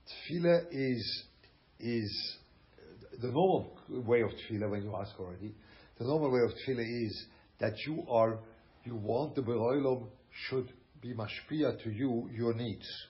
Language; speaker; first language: English; non-native, fluent; German